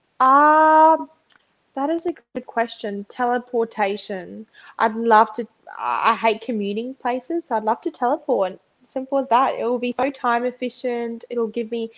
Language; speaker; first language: English; early bilingual, other home language; Russian